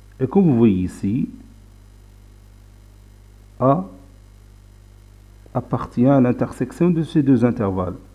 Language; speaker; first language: French; non-native, local second language; Arabic